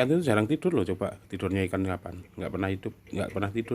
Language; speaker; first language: Indonesian; native; Indonesian